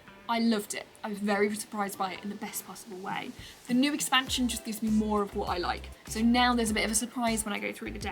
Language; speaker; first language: English; native; English